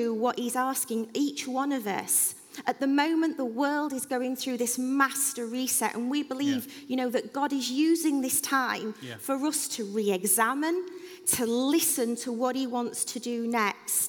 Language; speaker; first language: English; native; English